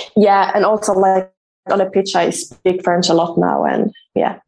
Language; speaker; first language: English; non-native, fluent; Swedish